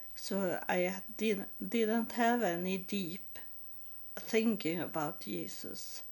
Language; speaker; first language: English; non-native, learner; Swedish